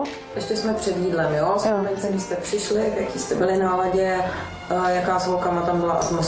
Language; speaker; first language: Czech; native; Czech